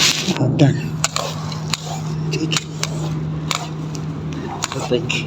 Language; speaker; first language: English; non-native, learner; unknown